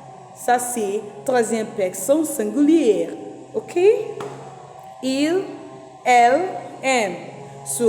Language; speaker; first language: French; non-native, fluent; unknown